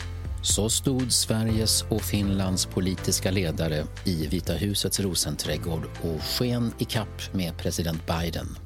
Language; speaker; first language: Swedish; native; Swedish